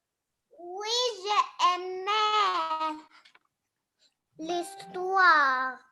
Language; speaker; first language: French; non-native, learner; Arabic